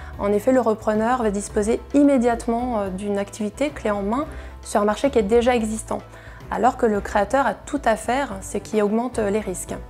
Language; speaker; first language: French; native; French